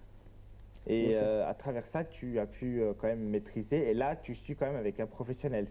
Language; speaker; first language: French; native; French